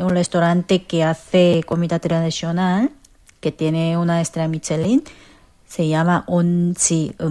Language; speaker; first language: Spanish; non-native, fluent; Korean